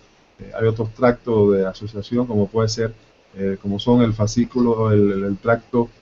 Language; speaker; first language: Spanish; native; Spanish